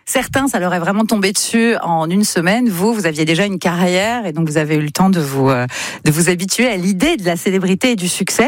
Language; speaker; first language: French; native; French